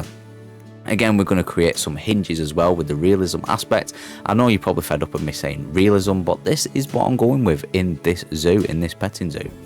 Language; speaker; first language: English; native; English